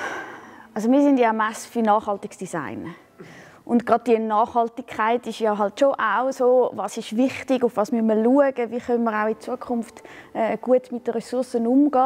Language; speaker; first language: German; native; German